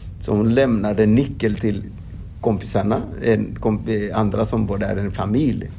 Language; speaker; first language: Swedish; non-native, fluent; Odia